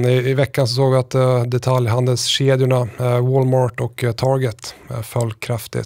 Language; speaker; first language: Swedish; native; Swedish